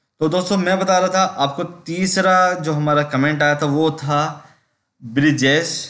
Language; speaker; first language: Hindi; native; Hindi